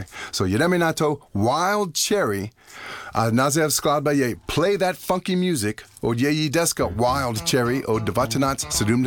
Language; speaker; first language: Czech; non-native, learner; English